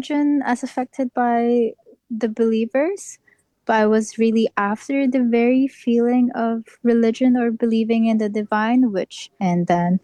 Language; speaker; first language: English; non-native, local second language; Filipino